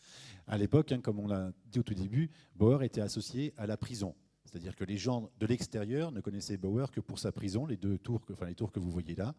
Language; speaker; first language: French; native; French